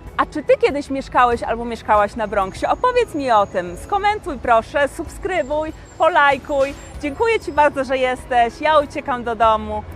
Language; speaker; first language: Polish; native; Polish